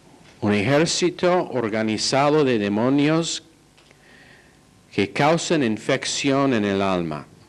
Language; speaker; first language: Spanish; non-native, fluent; English